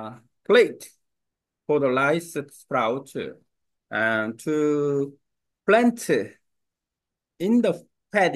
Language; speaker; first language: English; non-native, learner; Korean